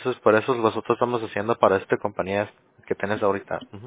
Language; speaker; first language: Spanish; native; Spanish